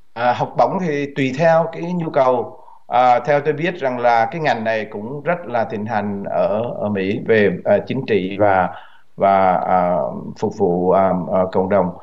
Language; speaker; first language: Vietnamese; native; Vietnamese